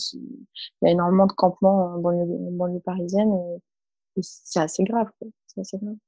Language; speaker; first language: French; early bilingual, other home language; Arabic